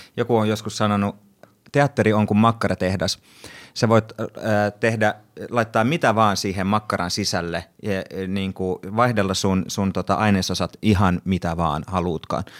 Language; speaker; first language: Finnish; non-native, local second language; Swedish